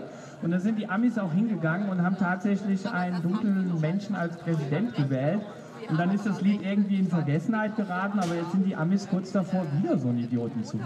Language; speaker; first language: German; native; German